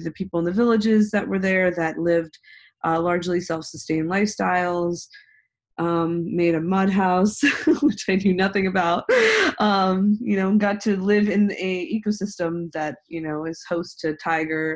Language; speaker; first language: English; native; English